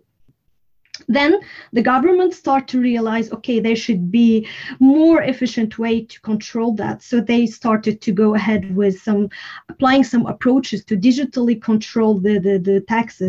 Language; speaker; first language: English; non-native, fluent; Arabic